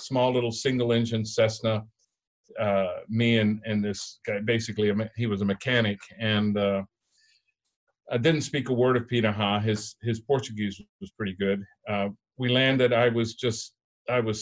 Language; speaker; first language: English; native; English